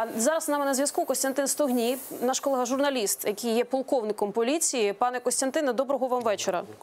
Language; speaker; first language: Ukrainian; native; Ukrainian